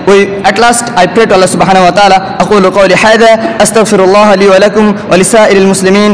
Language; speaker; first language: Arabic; non-native, fluent; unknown